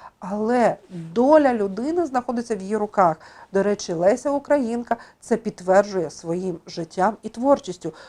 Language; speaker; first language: Ukrainian; native; Ukrainian